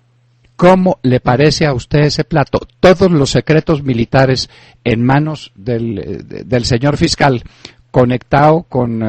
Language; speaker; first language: Spanish; native; Spanish